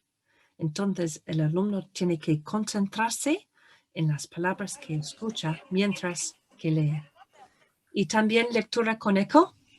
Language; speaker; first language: Spanish; non-native, fluent; English